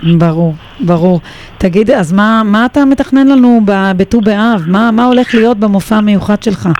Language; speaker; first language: Hebrew; native; Hebrew